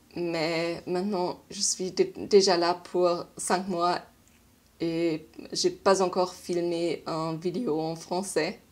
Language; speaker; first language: French; non-native, learner; German